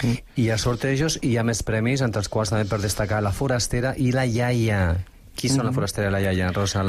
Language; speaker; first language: Catalan; native; Catalan